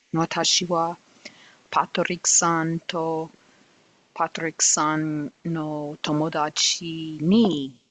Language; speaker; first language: Japanese; non-native, learner; English